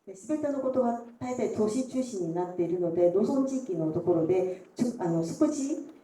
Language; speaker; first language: Japanese; non-native, fluent; Korean